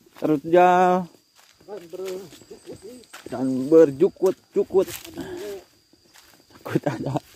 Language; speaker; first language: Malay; non-native, local second language; Sundanese